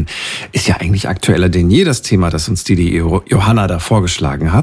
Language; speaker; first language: German; native; German